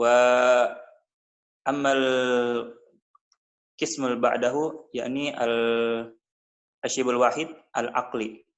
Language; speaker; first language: Arabic; non-native, learner; Indonesian